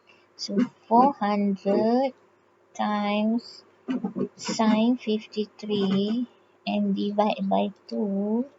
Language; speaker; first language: English; non-native, local second language; Malay